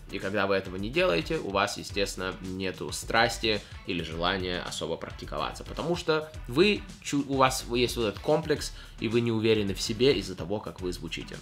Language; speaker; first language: Russian; early bilingual, heritage; Russian